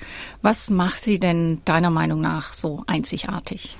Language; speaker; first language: German; native; German